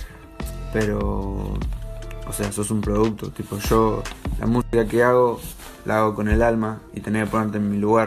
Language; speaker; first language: Spanish; native; Spanish